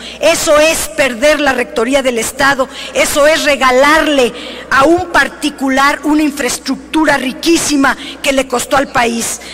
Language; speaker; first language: Spanish; native; Spanish